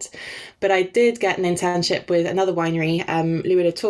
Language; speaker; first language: English; non-native, fluent; Danish